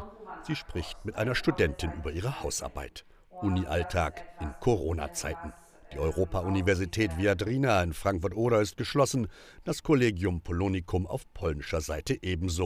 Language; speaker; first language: German; native; German